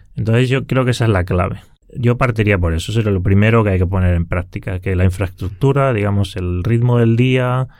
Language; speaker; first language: Spanish; native; Spanish